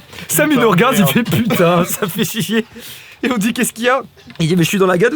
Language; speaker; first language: French; native; French